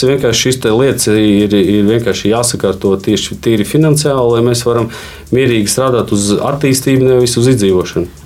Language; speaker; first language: Latvian; non-native, local second language; Russian